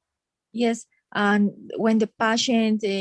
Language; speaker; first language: English; non-native, learner; Spanish